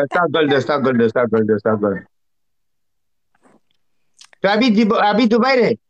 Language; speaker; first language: Hindi; non-native, learner; Persian